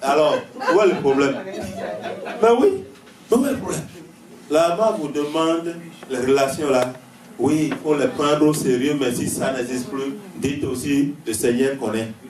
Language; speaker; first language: French; native; French